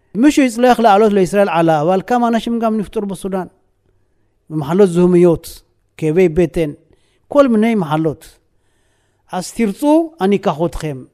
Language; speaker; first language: Hebrew; non-native, fluent; Tigrinya